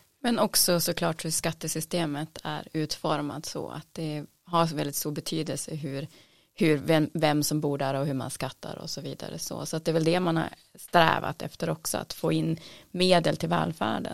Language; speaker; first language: Swedish; native; Swedish